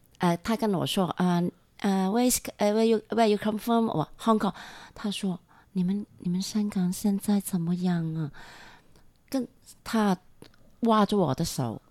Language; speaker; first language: Chinese; non-native, local second language; Cantonese